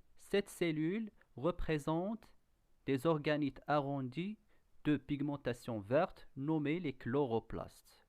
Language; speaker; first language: French; non-native, local second language; Arabic